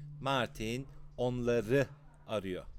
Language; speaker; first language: Turkish; native; Turkish